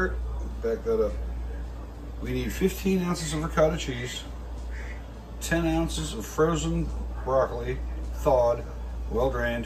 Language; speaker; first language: English; native; English